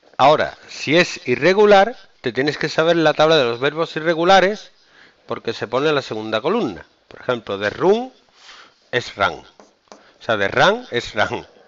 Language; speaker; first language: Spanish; native; Spanish